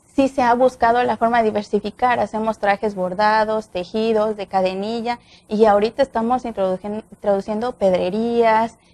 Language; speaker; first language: Spanish; native; Spanish